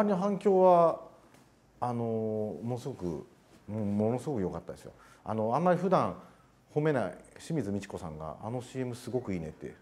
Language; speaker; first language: Japanese; native; Japanese